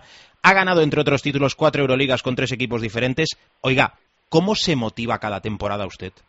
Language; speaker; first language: Spanish; native; Spanish